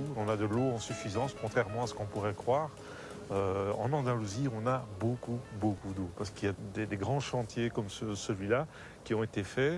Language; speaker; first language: French; native; French